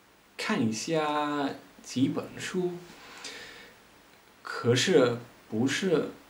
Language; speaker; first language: Chinese; non-native, learner; Dutch